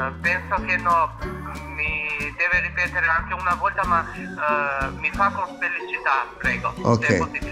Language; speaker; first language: Italian; non-native, local second language; Albanian